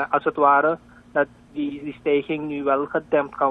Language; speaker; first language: Dutch; native; Dutch